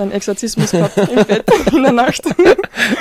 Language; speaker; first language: German; native; German